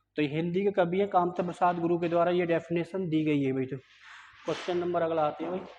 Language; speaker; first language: Hindi; native; Hindi